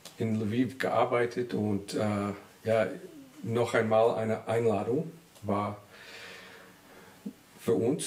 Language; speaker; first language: German; non-native, learner; English